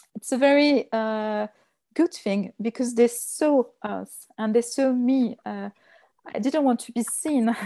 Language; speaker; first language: English; non-native, learner; French